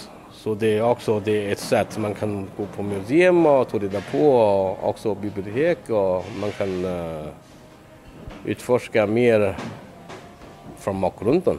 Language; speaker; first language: Swedish; non-native, fluent; Chinese